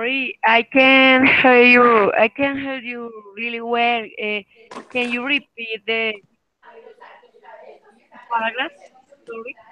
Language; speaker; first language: English; non-native, fluent; Spanish